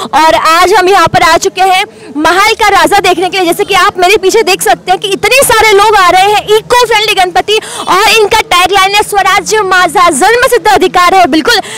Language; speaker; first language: Hindi; non-native, local second language; Marathi